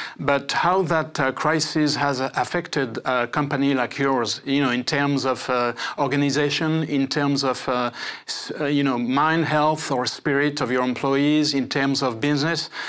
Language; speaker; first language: English; non-native, fluent; French